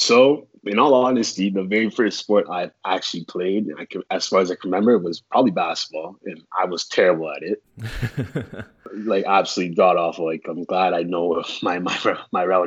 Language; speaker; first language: English; native; English